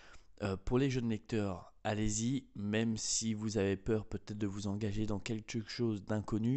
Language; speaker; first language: French; native; French